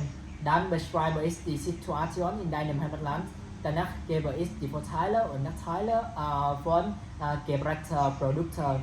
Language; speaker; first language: German; non-native, learner; Vietnamese